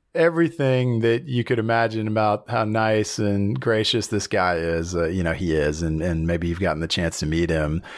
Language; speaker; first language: English; native; English